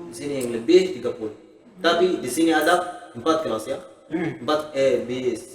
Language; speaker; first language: Indonesian; non-native, learner; Arabic